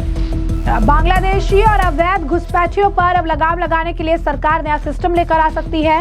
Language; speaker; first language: Hindi; native; Hindi